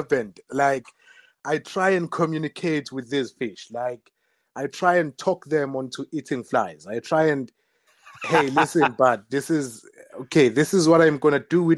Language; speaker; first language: English; non-native, local second language; Zulu